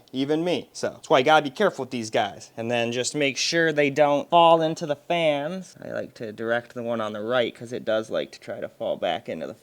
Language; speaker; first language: English; native; English